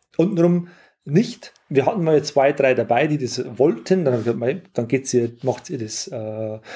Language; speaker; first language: German; native; German